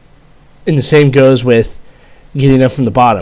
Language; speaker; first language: English; native; English